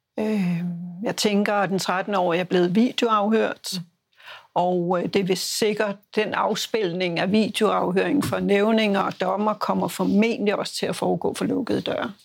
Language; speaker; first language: Danish; native; Danish